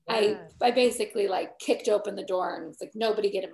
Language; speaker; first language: English; native; English